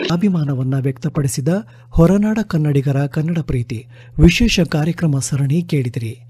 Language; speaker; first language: Kannada; native; Kannada